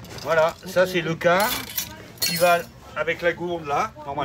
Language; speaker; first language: French; native; French